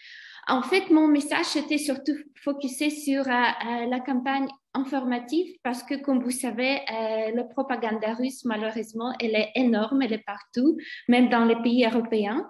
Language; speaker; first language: French; non-native, fluent; Ukrainian